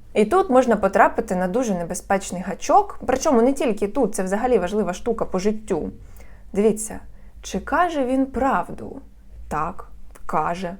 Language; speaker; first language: Ukrainian; non-native, local second language; Russian